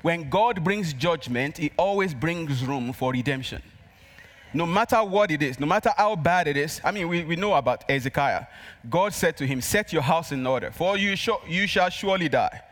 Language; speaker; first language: English; non-native, local second language; Yoruba